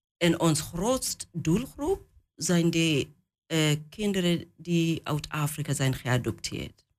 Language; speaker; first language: Dutch; non-native, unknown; Swahili